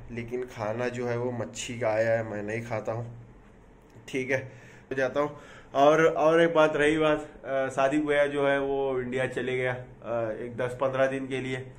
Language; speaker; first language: Hindi; non-native, local second language; Urdu